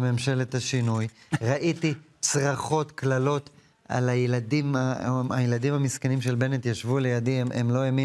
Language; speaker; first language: Hebrew; native; Hebrew